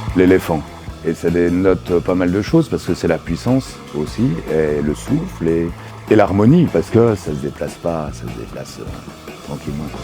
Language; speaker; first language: French; native; French